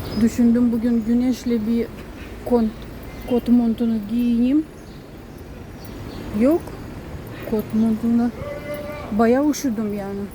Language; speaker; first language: Turkish; non-native, fluent; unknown